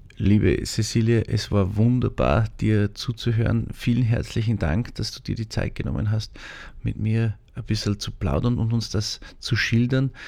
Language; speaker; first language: German; native; German